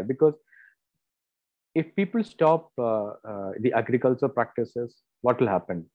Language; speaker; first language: English; non-native, local second language; Malayalam